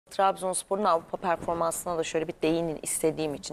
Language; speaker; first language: Turkish; native; Turkish